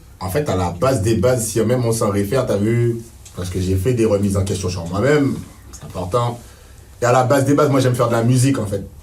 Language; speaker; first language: French; native; French